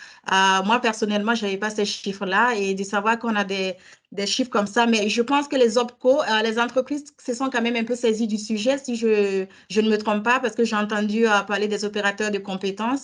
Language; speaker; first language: French; native; French